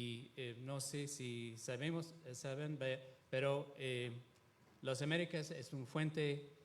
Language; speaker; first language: Spanish; non-native, fluent; Italian